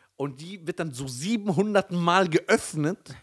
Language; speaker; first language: German; early bilingual, heritage; Persian